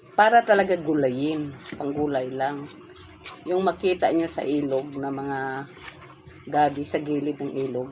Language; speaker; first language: Filipino; non-native, local second language; Cebuano